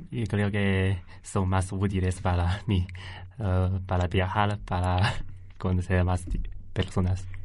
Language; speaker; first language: Spanish; non-native, learner; Chinese